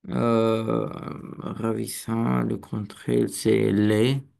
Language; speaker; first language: French; non-native, learner; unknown